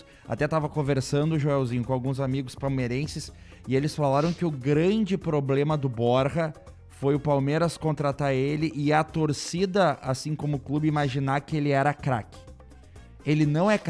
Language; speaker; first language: Portuguese; native; Portuguese